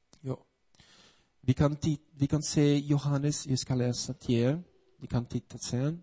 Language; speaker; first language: Swedish; non-native, fluent; Portuguese